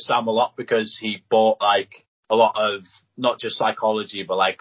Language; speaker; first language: English; non-native, local second language; Welsh